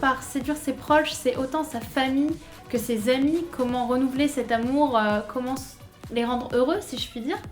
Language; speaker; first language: French; native; French